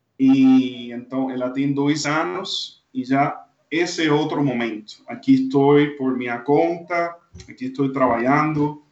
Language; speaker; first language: Portuguese; non-native, fluent; Spanish